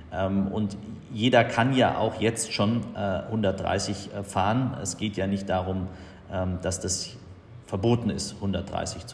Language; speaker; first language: German; native; German